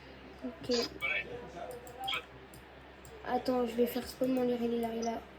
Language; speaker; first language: French; native; French